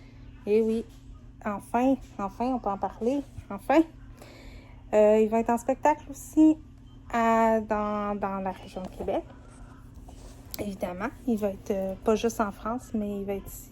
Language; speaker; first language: French; native; French